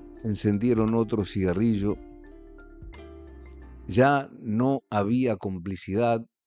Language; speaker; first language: Spanish; native; Spanish